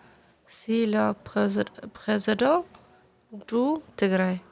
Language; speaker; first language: French; non-native, learner; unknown